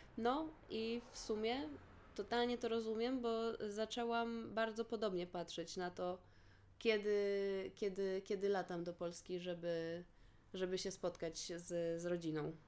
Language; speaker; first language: Polish; native; Polish